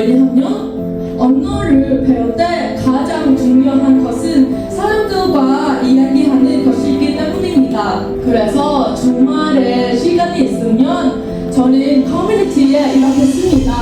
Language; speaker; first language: Korean; non-native, learner; Vietnamese